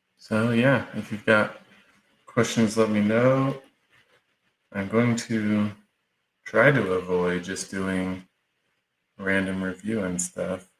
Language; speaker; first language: English; native; English